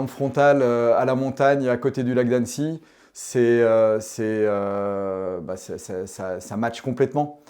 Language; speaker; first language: French; native; French